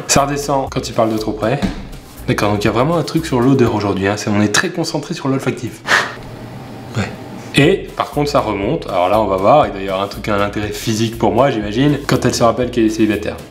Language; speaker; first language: French; native; French